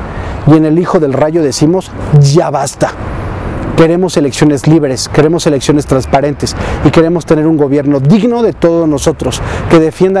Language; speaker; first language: Spanish; native; Spanish